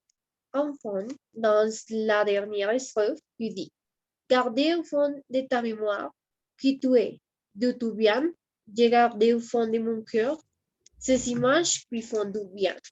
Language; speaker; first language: French; non-native, learner; Spanish